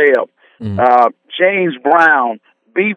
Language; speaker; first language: English; native; English